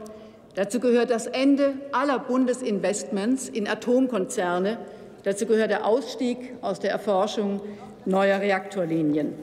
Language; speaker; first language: German; native; German